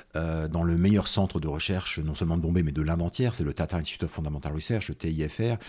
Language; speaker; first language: French; native; French